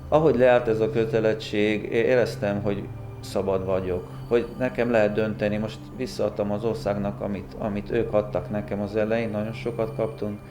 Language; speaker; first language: Hungarian; early bilingual, heritage; Hungarian